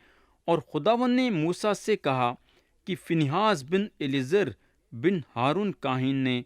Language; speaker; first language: Urdu; native; Urdu